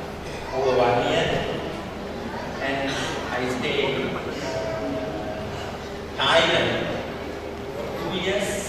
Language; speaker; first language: English; non-native, learner; Sinhala